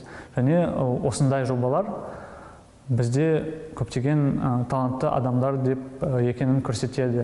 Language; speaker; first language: Kazakh; non-native, local second language; Russian